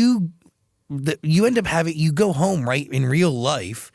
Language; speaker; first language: English; native; English